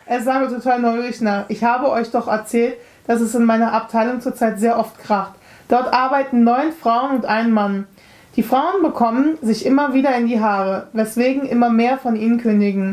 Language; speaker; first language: German; native; German